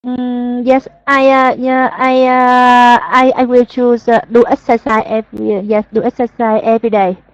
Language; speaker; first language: English; non-native, learner; Vietnamese